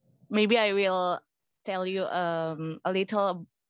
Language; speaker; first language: English; non-native, learner; Indonesian